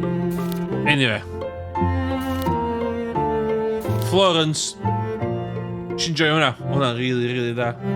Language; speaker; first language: Welsh; native; Welsh